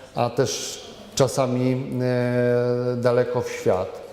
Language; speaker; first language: Polish; native; Polish